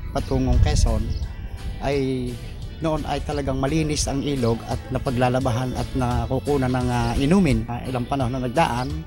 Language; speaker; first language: Filipino; native; Filipino